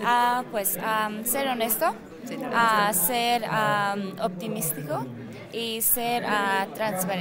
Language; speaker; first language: Spanish; non-native, learner; English